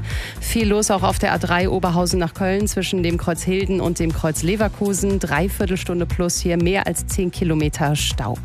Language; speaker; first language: German; native; German